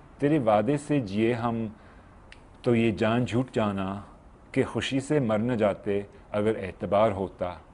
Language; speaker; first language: Urdu; non-native, fluent; English